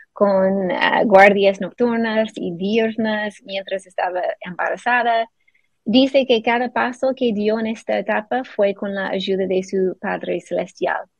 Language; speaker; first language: Spanish; non-native, fluent; English